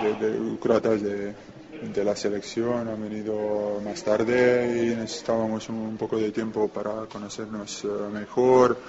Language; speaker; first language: Spanish; non-native, learner; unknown